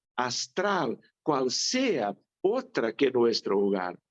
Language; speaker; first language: Spanish; non-native, fluent; Portuguese